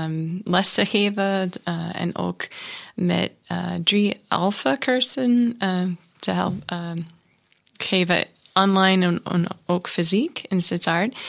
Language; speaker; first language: Dutch; non-native, learner; English